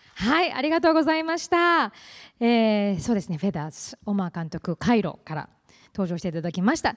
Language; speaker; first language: Japanese; native; Japanese